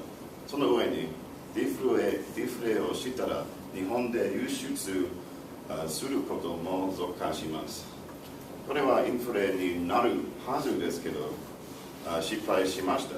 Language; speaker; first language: Japanese; non-native, learner; English